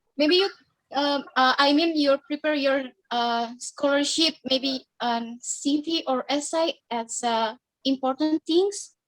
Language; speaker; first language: English; non-native, learner; Indonesian